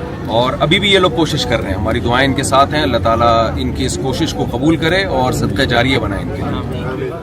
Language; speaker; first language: Urdu; native; Urdu